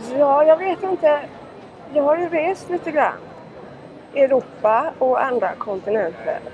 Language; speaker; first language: Swedish; native; Swedish